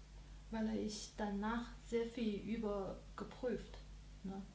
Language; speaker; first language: German; non-native, learner; Chinese